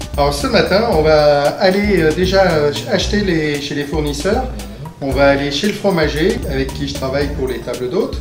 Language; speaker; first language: French; native; French